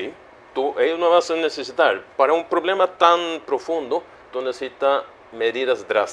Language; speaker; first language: Spanish; non-native, fluent; Swedish